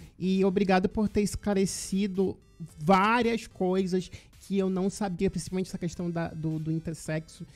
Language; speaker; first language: Portuguese; native; Portuguese